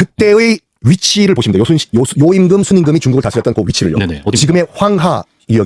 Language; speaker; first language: Korean; native; Korean